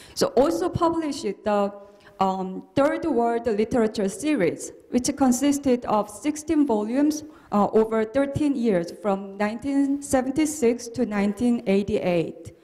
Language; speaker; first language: English; non-native, fluent; Korean